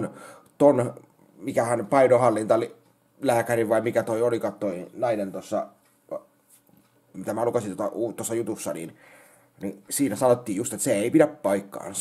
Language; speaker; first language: Finnish; native; Finnish